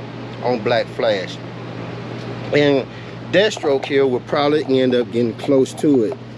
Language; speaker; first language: English; native; English